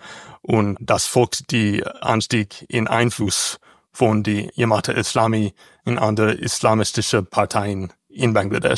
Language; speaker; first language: German; non-native, learner; English